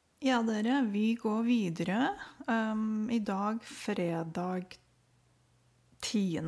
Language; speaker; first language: Norwegian; non-native, fluent; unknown